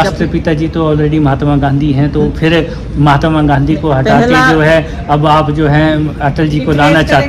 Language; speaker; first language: Hindi; native; Hindi